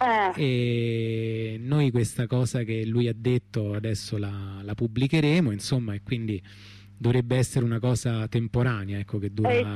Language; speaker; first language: Italian; native; Italian